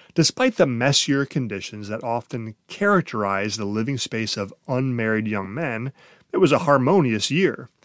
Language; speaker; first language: English; native; English